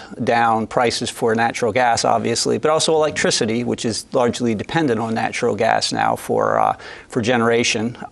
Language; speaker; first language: English; native; English